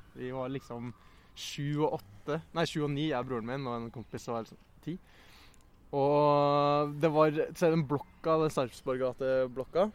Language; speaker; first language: Norwegian; native; Norwegian